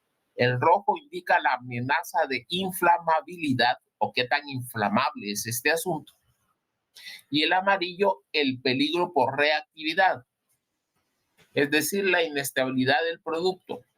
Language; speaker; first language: Spanish; native; Spanish